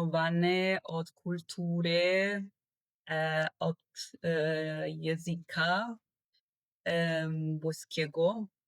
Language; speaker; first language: Polish; non-native, learner; Italian